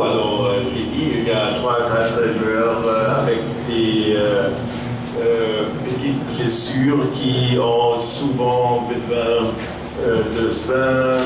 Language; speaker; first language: French; non-native, fluent; German